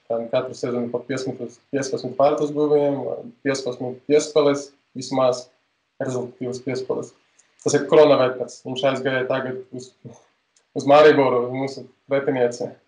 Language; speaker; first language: Latvian; non-native, local second language; Russian